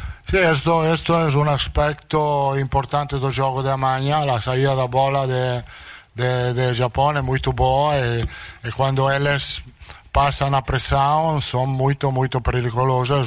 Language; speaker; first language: Portuguese; non-native, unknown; Italian